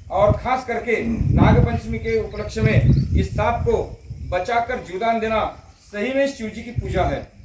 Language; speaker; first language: Hindi; non-native, local second language; Marathi